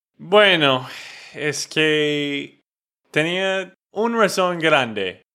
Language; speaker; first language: Spanish; non-native, fluent; English